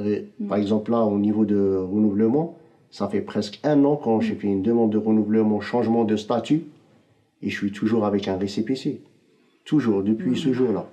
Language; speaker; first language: French; non-native, fluent; Arabic